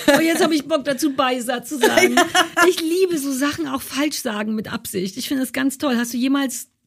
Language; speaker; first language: German; native; German